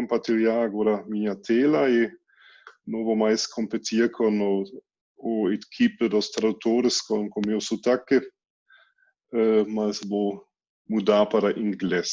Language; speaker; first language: Portuguese; non-native, fluent; German